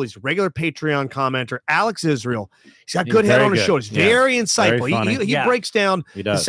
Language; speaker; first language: English; native; English